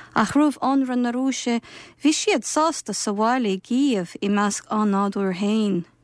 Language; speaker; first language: Irish; non-native, fluent; Ukrainian